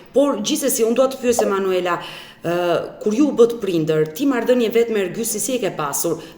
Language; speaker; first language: Albanian; native; Albanian